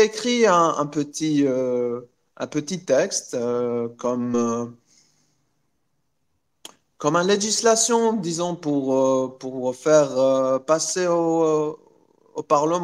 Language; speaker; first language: French; non-native, local second language; Arabic